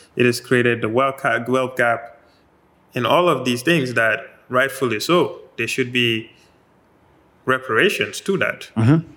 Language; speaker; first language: English; non-native, local second language; Wolof